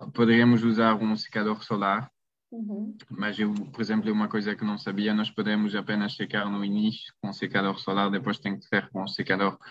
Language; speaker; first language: Portuguese; non-native, fluent; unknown